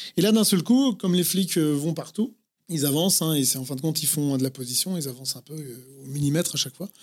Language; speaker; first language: French; native; French